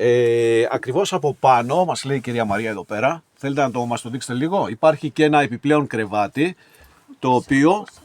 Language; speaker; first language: Greek; native; Greek